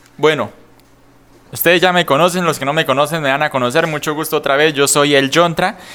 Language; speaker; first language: Spanish; native; Spanish